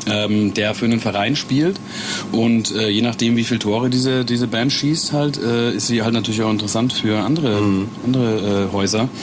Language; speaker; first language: German; native; German